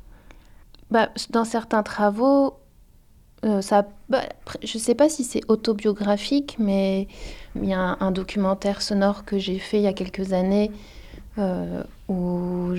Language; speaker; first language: French; native; French